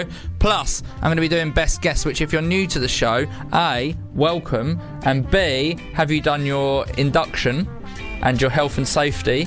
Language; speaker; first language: English; native; English